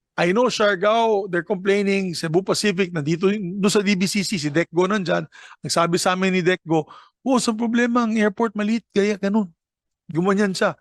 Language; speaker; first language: Filipino; non-native, local second language; Cebuano